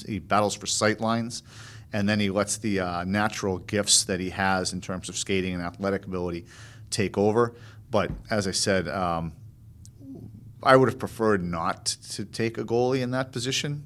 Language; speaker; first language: English; native; English